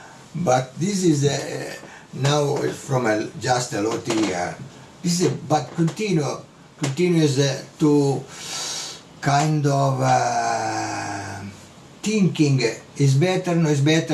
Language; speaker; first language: English; non-native, learner; Italian